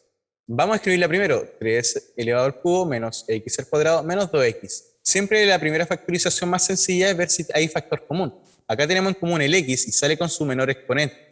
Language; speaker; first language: Spanish; native; Spanish